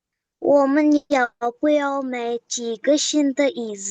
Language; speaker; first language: Chinese; non-native, learner; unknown